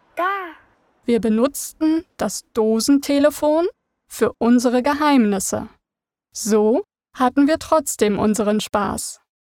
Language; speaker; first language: German; native; German